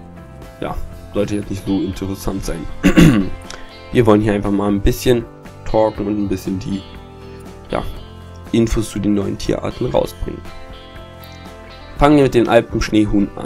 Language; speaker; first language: German; native; German